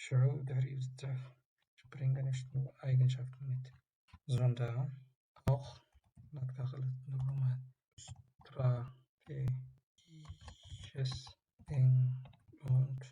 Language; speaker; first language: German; non-native, learner; Tigrinya